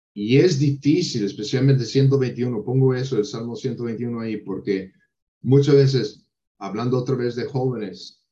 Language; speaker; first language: Spanish; non-native, fluent; English